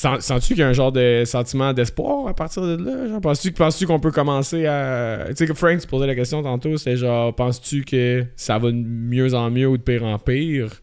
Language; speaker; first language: French; native; French